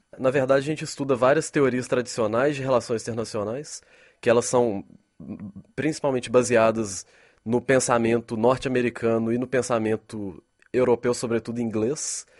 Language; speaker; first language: Portuguese; native; Portuguese